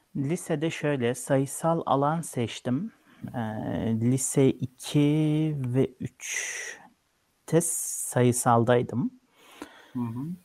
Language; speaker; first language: Turkish; native; Turkish